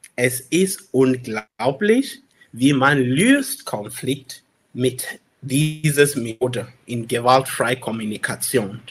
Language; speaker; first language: German; non-native, learner; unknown